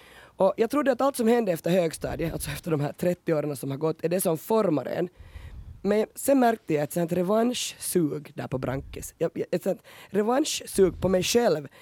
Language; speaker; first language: Swedish; native; Swedish